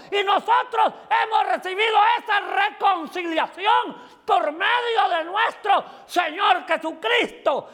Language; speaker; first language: Spanish; native; Spanish